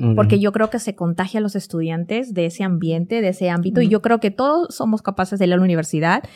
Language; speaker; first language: Spanish; native; Spanish